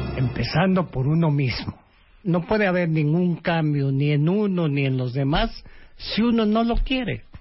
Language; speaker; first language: Spanish; early bilingual, other home language; Japanese